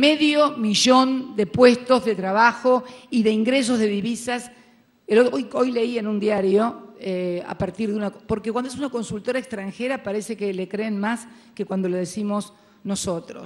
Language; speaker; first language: Spanish; native; Spanish